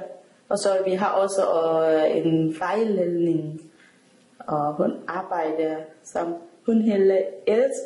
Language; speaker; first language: Danish; non-native, learner; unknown